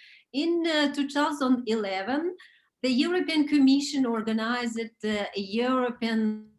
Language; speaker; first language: English; non-native, learner; Romanian